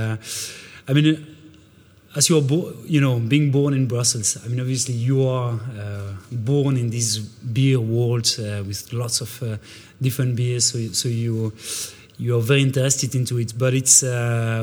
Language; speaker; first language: English; non-native, fluent; French